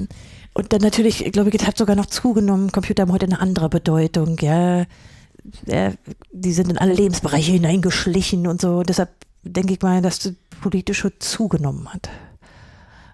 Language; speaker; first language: German; native; German